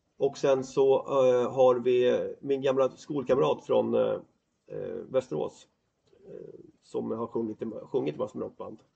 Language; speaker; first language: Swedish; native; Swedish